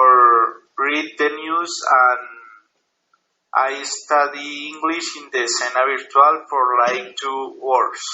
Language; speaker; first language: English; non-native, learner; Spanish